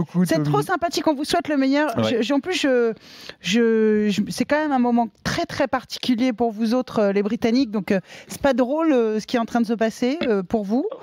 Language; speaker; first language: French; native; French